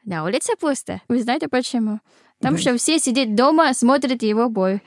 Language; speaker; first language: Russian; non-native, learner; Filipino